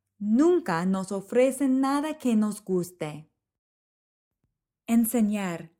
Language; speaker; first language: Spanish; non-native, fluent; English